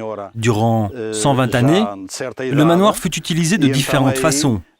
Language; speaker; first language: French; native; French